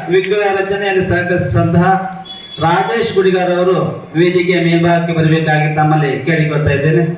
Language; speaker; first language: Kannada; native; Kannada